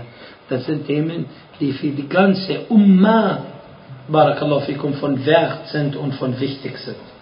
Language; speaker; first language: German; non-native, fluent; Arabic